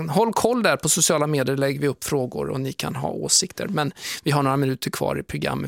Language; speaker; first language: Swedish; native; Swedish